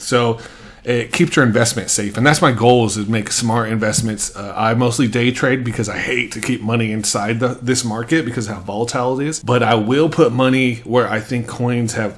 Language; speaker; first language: English; native; English